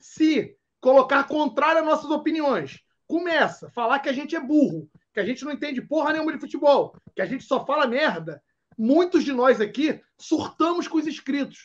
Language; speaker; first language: Portuguese; native; Portuguese